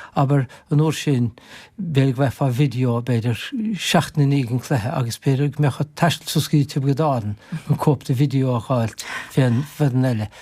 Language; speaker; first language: Irish; native; Irish